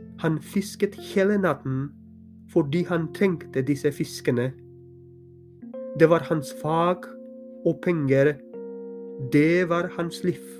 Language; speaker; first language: Norwegian; non-native, fluent; Polish